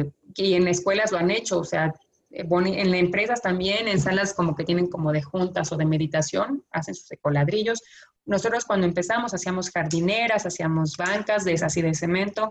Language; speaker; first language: Spanish; native; Spanish